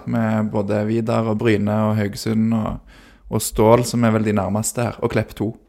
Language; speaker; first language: Norwegian; native; Norwegian